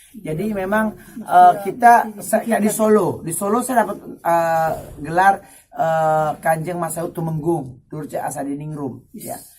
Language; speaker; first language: Indonesian; native; Indonesian